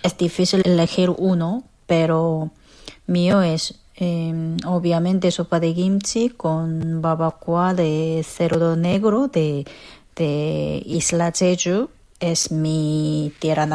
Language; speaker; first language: Spanish; non-native, fluent; Korean